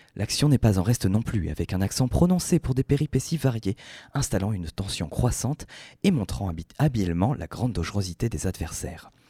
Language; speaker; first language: French; native; French